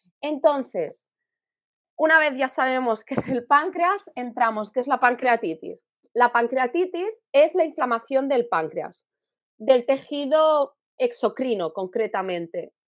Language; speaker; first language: Spanish; native; Spanish